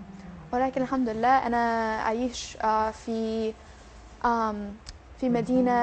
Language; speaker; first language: Arabic; early bilingual, heritage; English